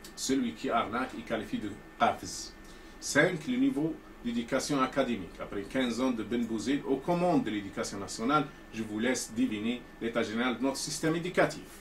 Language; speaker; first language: French; non-native, local second language; Arabic